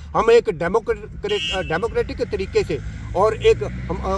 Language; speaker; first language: Hindi; native; Hindi